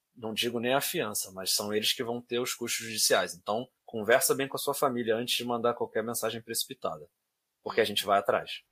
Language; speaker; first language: Portuguese; native; Portuguese